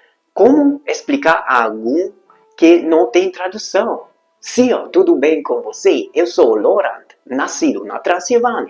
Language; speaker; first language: Portuguese; non-native, fluent; Hungarian